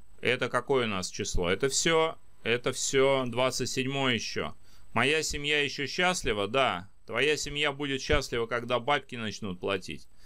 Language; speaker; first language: Russian; native; Russian